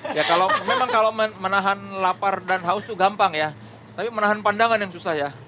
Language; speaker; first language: Indonesian; native; Indonesian